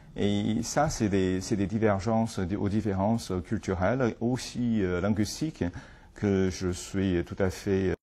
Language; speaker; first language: French; non-native, fluent; Chinese